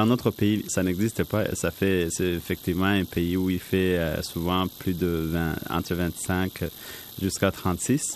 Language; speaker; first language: French; non-native, local second language; Rundi